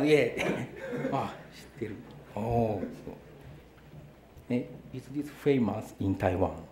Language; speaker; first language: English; non-native, learner; Japanese